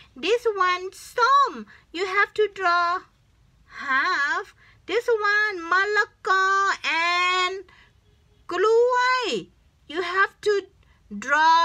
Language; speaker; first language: English; non-native, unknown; Thai